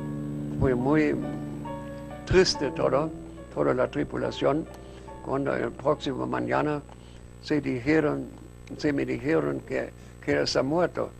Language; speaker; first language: Spanish; non-native, fluent; German